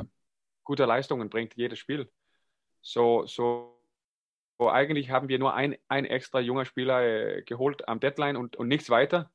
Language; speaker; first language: German; non-native, fluent; Danish